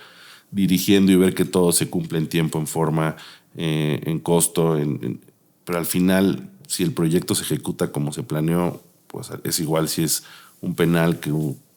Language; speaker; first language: Spanish; native; Spanish